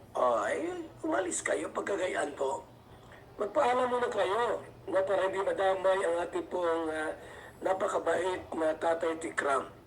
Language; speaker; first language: Filipino; native; Filipino